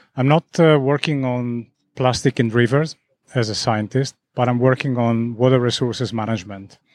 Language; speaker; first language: English; non-native, fluent; Italian